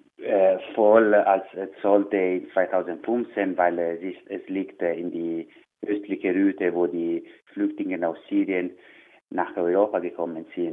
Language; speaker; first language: German; non-native, learner; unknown